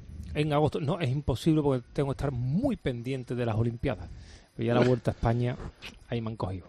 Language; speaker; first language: Spanish; native; Spanish